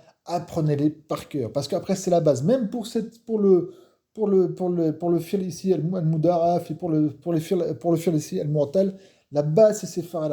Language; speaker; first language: French; non-native, fluent; Arabic